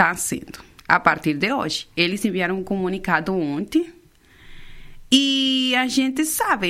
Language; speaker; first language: Portuguese; non-native, fluent; Spanish